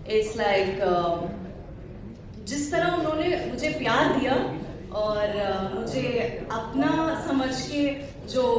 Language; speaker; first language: Hindi; non-native, learner; Kannada